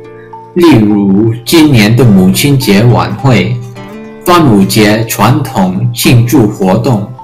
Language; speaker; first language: Chinese; early bilingual, heritage; English